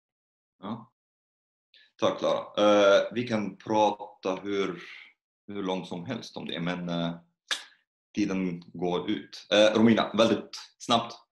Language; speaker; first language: Swedish; non-native, fluent; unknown